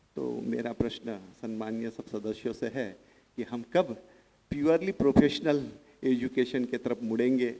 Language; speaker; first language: Hindi; non-native, local second language; Marathi